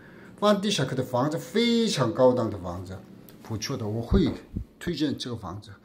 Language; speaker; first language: Chinese; non-native, learner; Korean